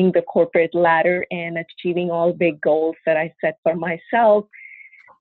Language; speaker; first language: English; non-native, local second language; Hindi